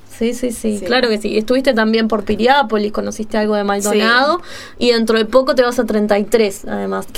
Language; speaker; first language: Spanish; native; Spanish